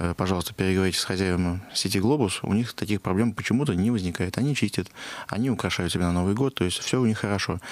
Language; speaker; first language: Russian; native; Russian